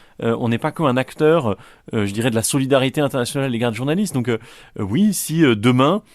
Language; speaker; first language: French; native; French